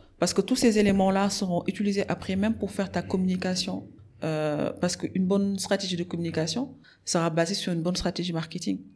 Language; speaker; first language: French; non-native, local second language; Wolof